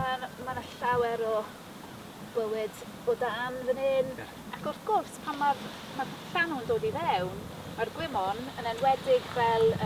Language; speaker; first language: Welsh; non-native, local second language; English